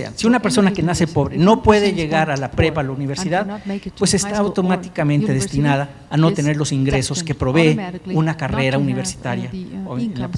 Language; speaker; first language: Spanish; native; Spanish